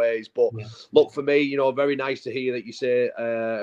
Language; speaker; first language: English; native; English